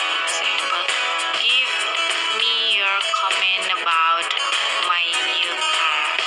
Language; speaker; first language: English; non-native, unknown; Indonesian